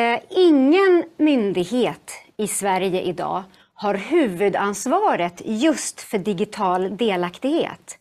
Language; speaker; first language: Swedish; native; Swedish